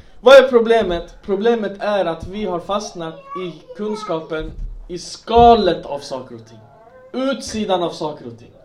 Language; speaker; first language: Swedish; non-native, local second language; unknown